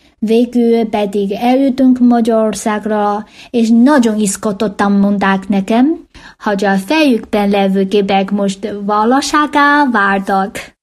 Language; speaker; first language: Hungarian; non-native, fluent; Chinese